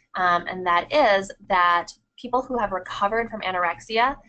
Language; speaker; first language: English; native; English